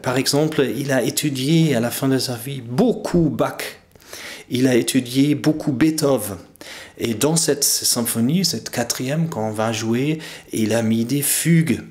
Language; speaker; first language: French; non-native, fluent; German